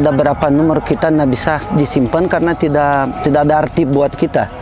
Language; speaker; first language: Indonesian; non-native, fluent; Portuguese